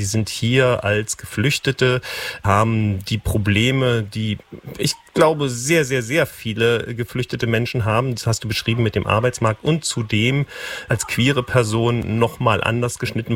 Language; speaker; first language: German; native; German